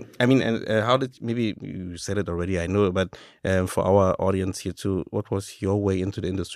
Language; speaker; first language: English; non-native, fluent; German